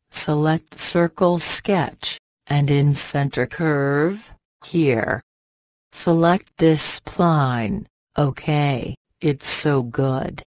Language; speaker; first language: English; non-native, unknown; Persian